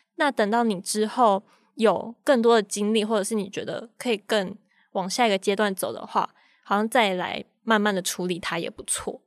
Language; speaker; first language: Chinese; native; Chinese